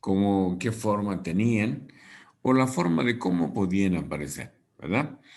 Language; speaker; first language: Spanish; native; Spanish